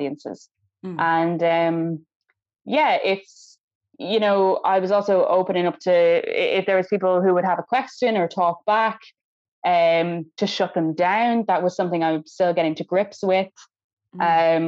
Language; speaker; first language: English; native; English